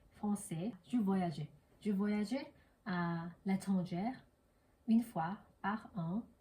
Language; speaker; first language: French; non-native, learner; Korean